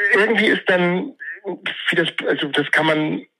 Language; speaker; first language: German; native; German